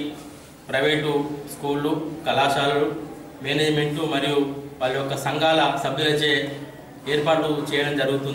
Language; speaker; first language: Telugu; native; Telugu